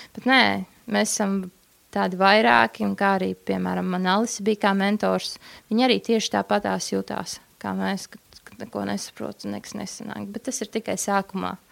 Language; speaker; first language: Latvian; native; Latvian